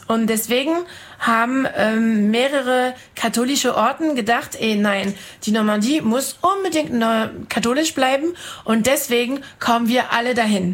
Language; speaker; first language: German; non-native, fluent; French